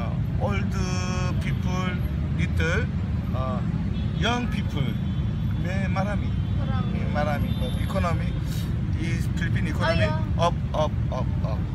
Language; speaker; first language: English; non-native, learner; Korean